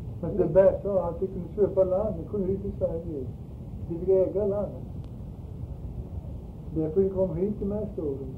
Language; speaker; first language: Swedish; early bilingual, heritage; Swedish